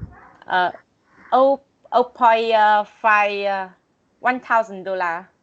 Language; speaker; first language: English; non-native, learner; Vietnamese